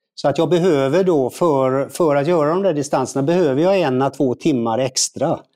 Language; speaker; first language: Swedish; native; Swedish